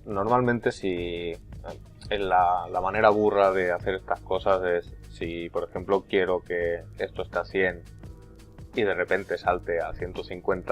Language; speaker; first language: Spanish; native; Spanish